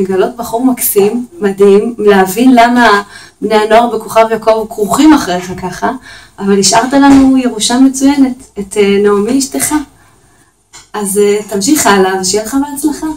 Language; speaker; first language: Hebrew; native; Hebrew